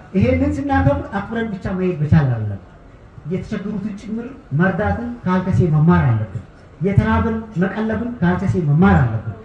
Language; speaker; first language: Amharic; non-native, local second language; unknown